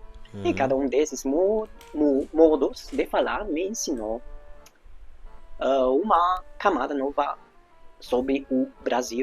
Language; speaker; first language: Portuguese; non-native, fluent; Hungarian